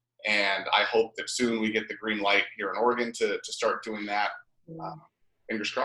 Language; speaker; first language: English; native; English